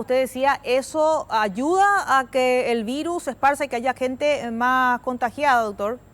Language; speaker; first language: Spanish; native; Spanish